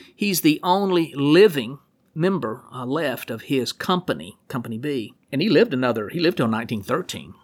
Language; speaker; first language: English; native; English